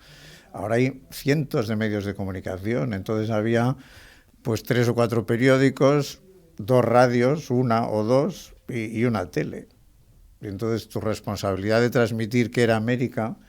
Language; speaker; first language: Spanish; native; Spanish